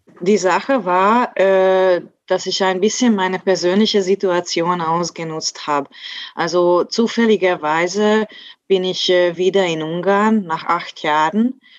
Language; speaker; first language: German; non-native, fluent; Hungarian